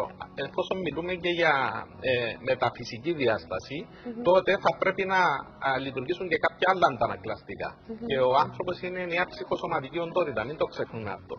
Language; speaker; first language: Greek; native; Greek